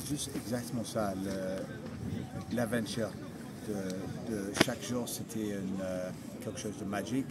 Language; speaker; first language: French; non-native, fluent; English